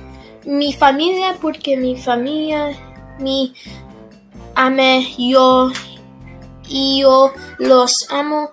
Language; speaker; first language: Spanish; non-native, learner; English